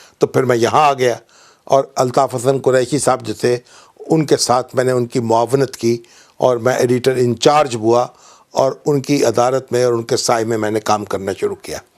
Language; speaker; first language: Urdu; non-native, local second language; Punjabi